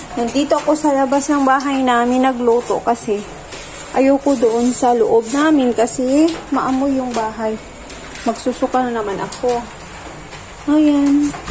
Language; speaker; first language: Filipino; non-native, local second language; Cebuano